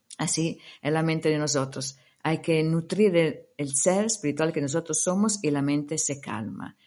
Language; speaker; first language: Spanish; non-native, fluent; Italian